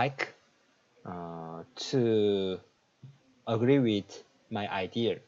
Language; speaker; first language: English; non-native, learner; Korean